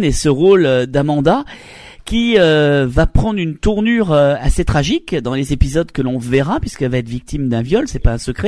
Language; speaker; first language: French; native; French